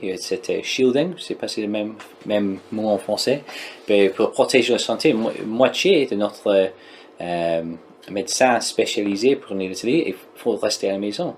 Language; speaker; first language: French; non-native, learner; English